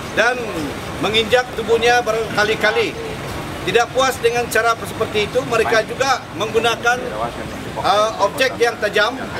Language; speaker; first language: Malay; non-native, local second language; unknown